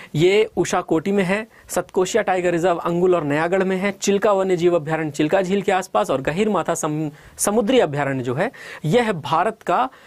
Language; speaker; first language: Hindi; native; Hindi